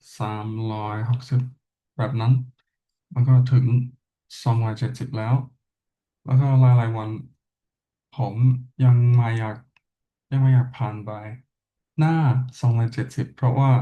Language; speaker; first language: Thai; non-native, learner; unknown